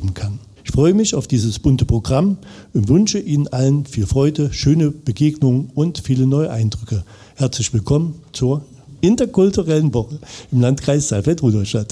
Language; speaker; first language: German; native; German